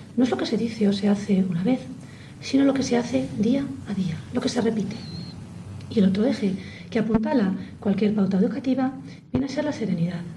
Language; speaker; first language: Spanish; native; Spanish